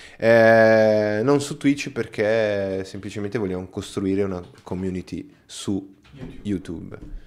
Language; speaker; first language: Italian; non-native, fluent; Portuguese